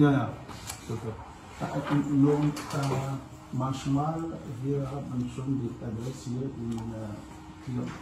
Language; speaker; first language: German; non-native, learner; Malagasy